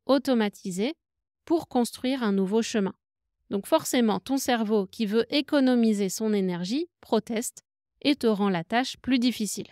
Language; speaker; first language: French; native; French